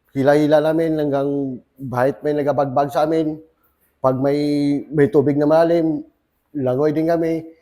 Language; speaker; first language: Filipino; non-native, local second language; Cebuano